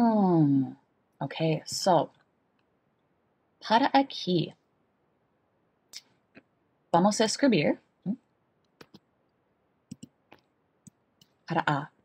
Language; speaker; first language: Spanish; non-native, fluent; English